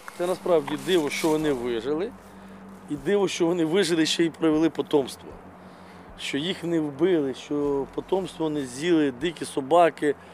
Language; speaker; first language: Ukrainian; non-native, local second language; Russian